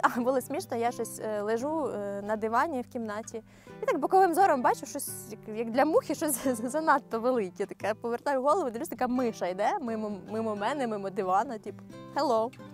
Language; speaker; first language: Ukrainian; native; Ukrainian